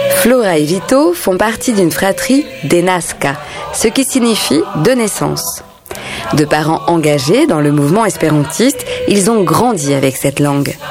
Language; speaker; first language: French; native; French